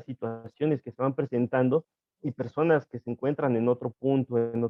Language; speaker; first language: Spanish; native; Spanish